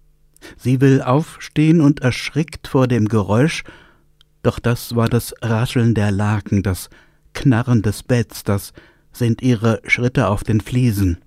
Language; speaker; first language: German; native; German